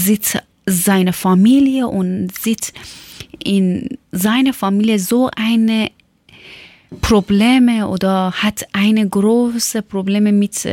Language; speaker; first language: German; non-native, learner; Persian